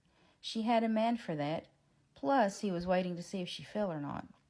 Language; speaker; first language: English; native; English